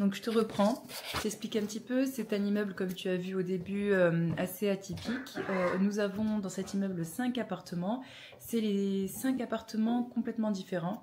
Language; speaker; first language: French; native; French